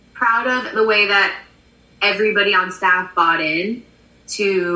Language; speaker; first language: English; native; English